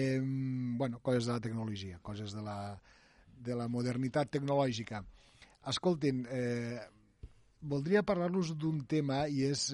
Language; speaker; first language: Catalan; native; Catalan